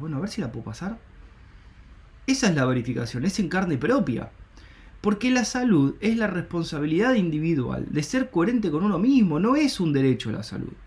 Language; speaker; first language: Spanish; native; Spanish